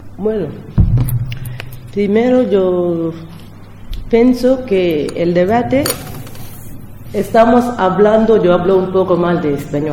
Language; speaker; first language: Spanish; non-native, learner; French